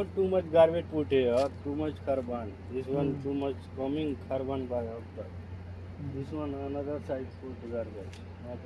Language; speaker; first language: English; non-native, learner; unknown